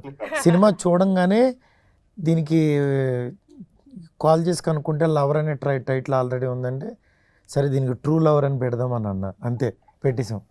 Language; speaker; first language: Telugu; native; Telugu